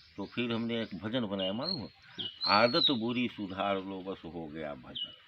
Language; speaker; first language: Hindi; non-native, local second language; Gujarati